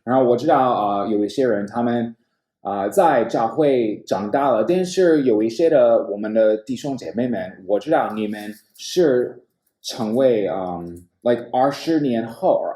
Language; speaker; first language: Chinese; non-native, fluent; English